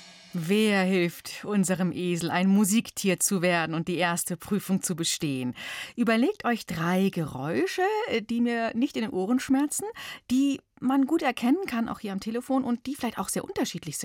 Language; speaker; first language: German; native; German